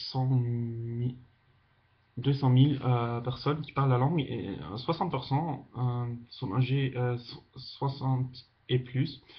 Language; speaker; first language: French; non-native, fluent; Dutch